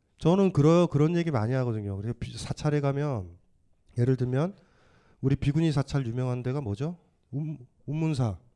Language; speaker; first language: Korean; native; Korean